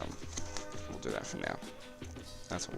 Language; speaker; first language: English; native; English